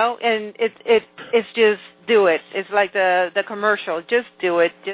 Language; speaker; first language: English; native; English